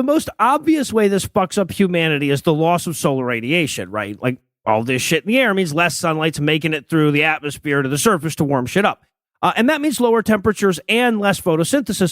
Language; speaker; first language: English; native; English